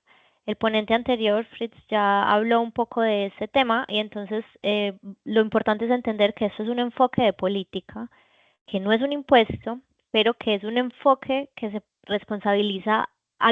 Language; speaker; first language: Spanish; native; Spanish